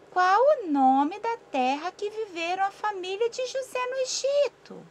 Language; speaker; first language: Portuguese; native; Portuguese